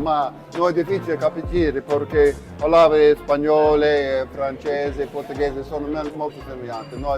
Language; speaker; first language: Italian; non-native, fluent; English